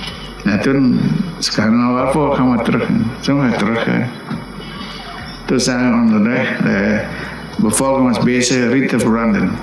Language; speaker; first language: Dutch; non-native, local second language; Minangkabau